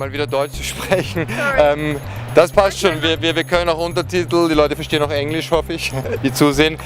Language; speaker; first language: German; native; German